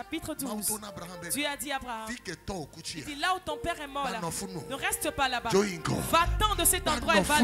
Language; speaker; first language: French; non-native, local second language; Ewe